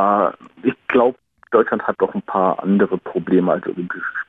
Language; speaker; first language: German; native; German